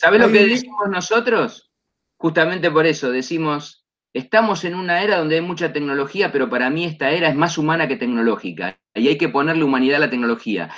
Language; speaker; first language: Spanish; native; Spanish